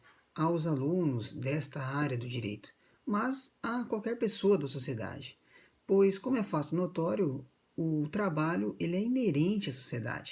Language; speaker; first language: Portuguese; native; Portuguese